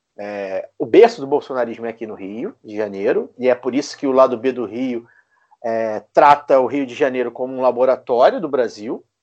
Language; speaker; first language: Portuguese; native; Portuguese